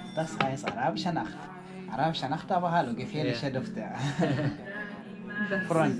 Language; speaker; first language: German; non-native, learner; Arabic